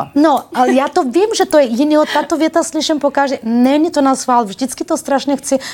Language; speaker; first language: Czech; non-native, fluent; Bulgarian